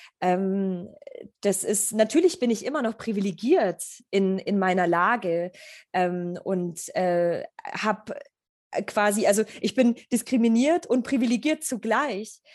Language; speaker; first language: German; early bilingual, other home language; Polish